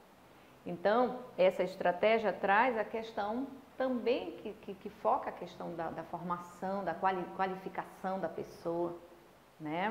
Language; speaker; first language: Portuguese; native; Portuguese